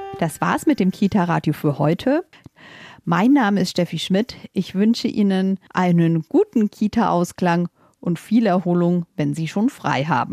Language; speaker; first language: German; native; German